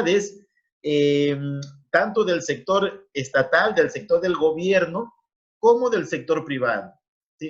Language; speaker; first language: Spanish; native; Spanish